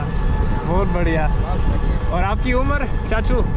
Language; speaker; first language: Hindi; non-native, learner; English